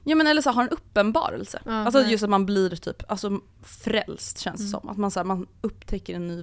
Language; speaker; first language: Swedish; native; Swedish